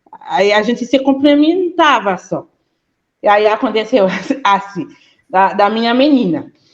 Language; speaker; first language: Portuguese; non-native, fluent; Haitian Creole